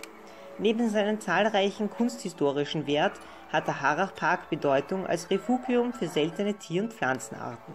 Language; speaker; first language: German; native; German